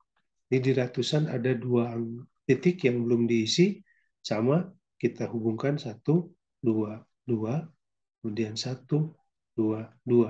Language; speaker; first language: Indonesian; native; Indonesian